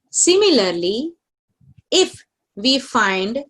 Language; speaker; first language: English; non-native, local second language; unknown